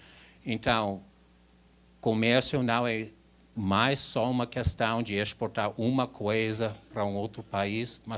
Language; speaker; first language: Portuguese; non-native, fluent; English